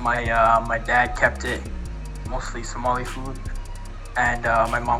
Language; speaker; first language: English; native; English